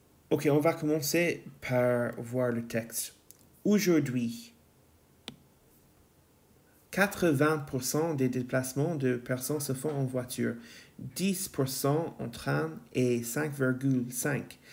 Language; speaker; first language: French; non-native, fluent; English